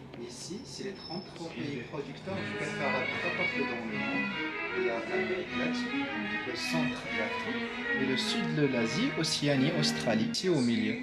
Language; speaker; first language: French; non-native, local second language; Arabic